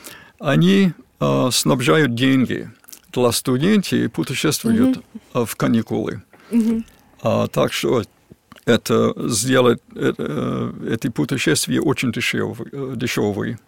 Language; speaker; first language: Russian; non-native, fluent; English